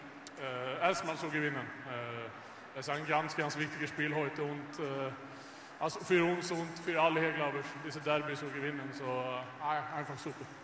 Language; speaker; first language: German; non-native, fluent; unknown